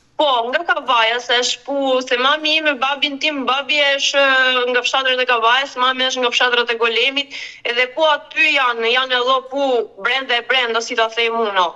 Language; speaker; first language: Albanian; early bilingual, heritage; Albanian